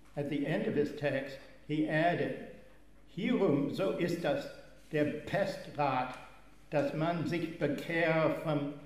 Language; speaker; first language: German; non-native, fluent; English